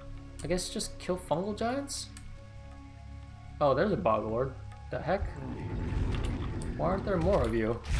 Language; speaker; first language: English; native; English